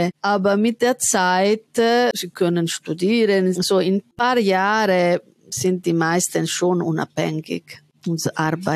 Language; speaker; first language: German; non-native, fluent; Italian